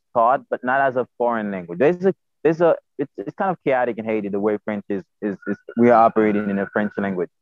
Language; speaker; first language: English; non-native, fluent; Haitian Creole